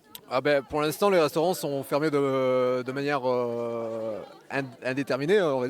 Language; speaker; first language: French; native; French